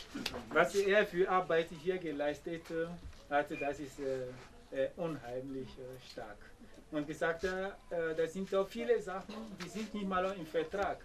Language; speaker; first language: German; non-native, fluent; Ewe